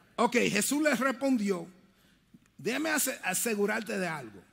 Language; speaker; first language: Spanish; early bilingual, heritage; Spanish